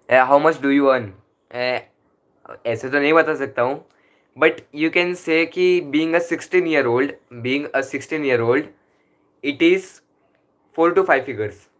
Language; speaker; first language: Hindi; non-native, local second language; Marathi